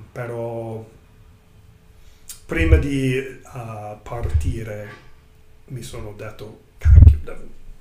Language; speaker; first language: Italian; non-native, learner; English